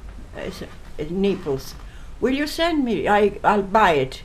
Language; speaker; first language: English; non-native, fluent; Italian